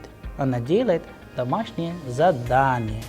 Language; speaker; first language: Russian; non-native, fluent; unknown